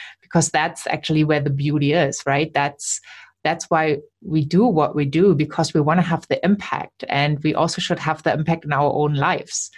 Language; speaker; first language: English; non-native, fluent; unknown